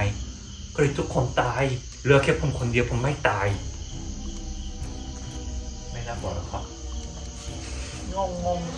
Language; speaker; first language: Thai; non-native, fluent; Korean